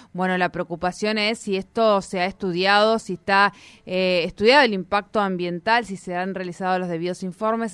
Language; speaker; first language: Spanish; native; Spanish